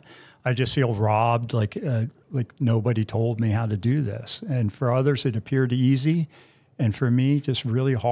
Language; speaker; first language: English; native; English